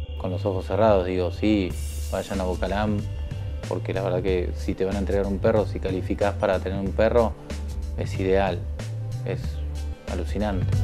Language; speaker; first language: Spanish; native; Spanish